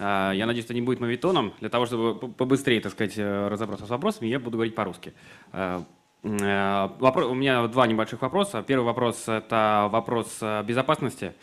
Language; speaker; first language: Russian; native; Russian